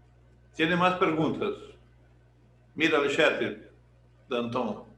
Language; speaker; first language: Portuguese; non-native, learner; Spanish